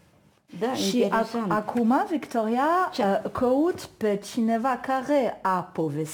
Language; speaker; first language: Romanian; non-native, learner; French